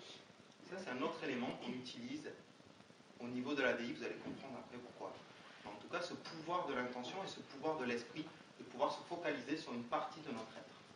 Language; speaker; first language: French; native; French